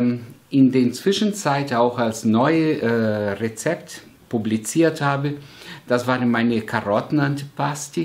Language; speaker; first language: German; non-native, fluent; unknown